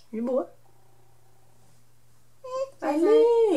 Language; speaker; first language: French; native; French